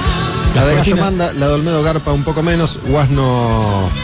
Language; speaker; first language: Spanish; native; Spanish